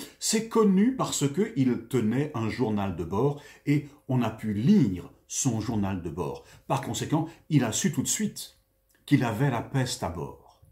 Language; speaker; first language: French; native; French